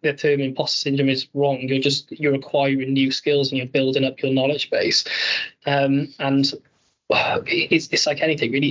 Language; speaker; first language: English; native; English